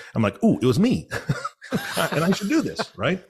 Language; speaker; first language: English; native; English